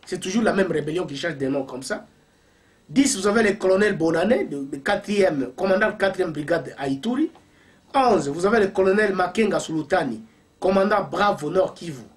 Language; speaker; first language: French; non-native, local second language; Swahili